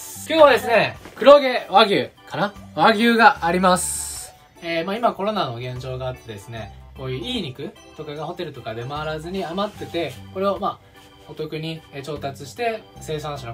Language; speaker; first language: Japanese; native; Japanese